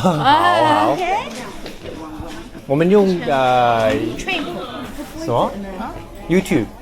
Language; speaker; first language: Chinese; non-native, learner; English